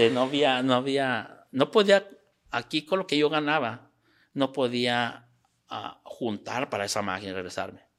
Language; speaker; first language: Spanish; native; Spanish